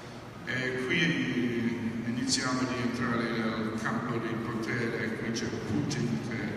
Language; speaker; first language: Italian; non-native, fluent; English